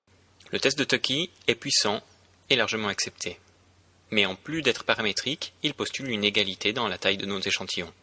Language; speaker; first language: French; native; French